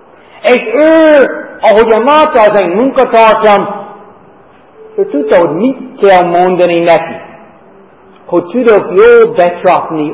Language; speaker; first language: Hungarian; non-native, fluent; English